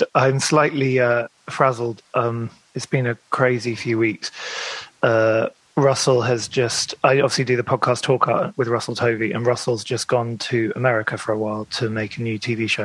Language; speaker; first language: English; native; English